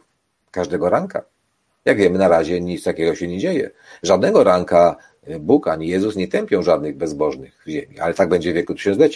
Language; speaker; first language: Polish; native; Polish